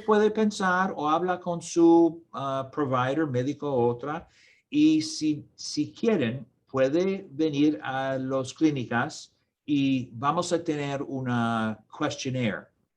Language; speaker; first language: Spanish; non-native, learner; English